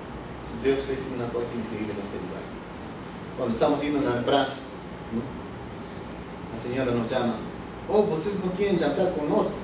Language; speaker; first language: Portuguese; non-native, fluent; Spanish